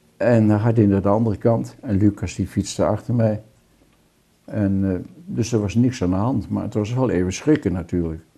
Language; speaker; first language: Dutch; native; Dutch